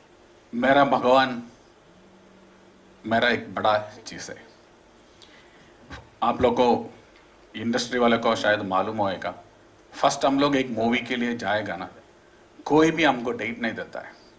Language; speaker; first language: Hindi; non-native, local second language; Malayalam